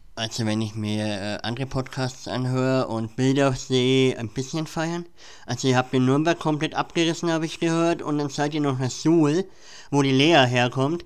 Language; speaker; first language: German; native; German